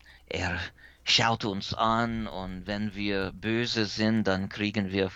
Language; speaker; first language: German; early bilingual, heritage; English